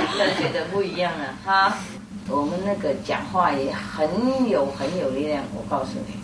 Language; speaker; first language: Chinese; non-native, fluent; Vietnamese